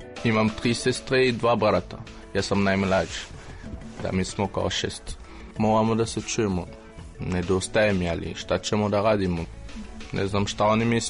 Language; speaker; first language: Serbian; non-native, fluent; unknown